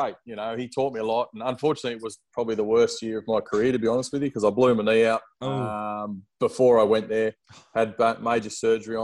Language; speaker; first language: English; native; English